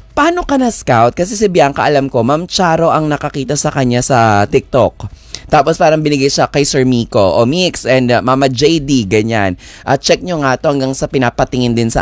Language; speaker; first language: Filipino; native; Filipino